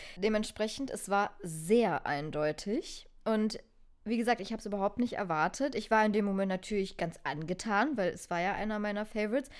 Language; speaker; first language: German; native; German